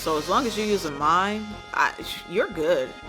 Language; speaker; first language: English; native; English